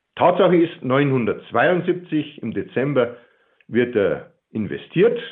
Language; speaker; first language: German; native; German